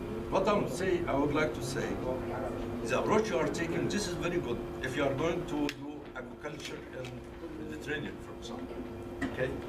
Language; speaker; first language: English; non-native, fluent; Arabic